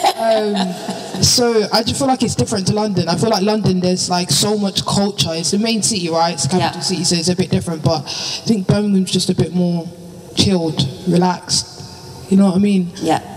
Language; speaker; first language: English; native; English